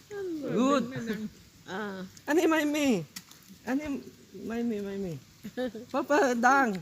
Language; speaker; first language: Thai; non-native, learner; Filipino